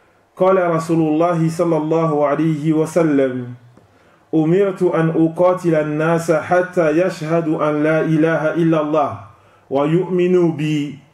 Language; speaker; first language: Arabic; non-native, fluent; French